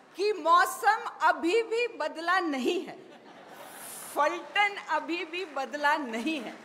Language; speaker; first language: Hindi; non-native, local second language; Marathi